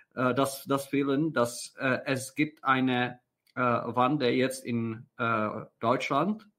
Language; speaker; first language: German; non-native, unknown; Czech